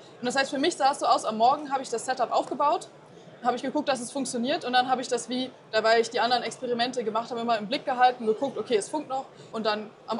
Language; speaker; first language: German; native; German